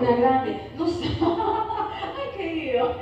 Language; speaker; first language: Italian; non-native, learner; Spanish